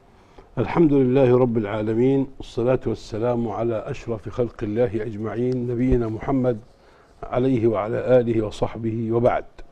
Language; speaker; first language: Arabic; native; Arabic